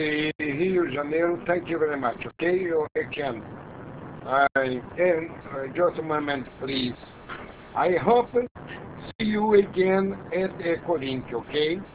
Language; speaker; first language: English; non-native, learner; Portuguese